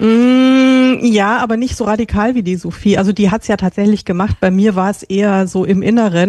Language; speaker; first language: German; native; German